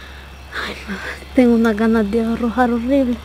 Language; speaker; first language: Spanish; native; Spanish